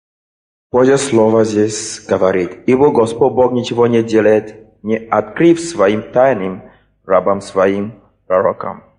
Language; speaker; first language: Russian; non-native, fluent; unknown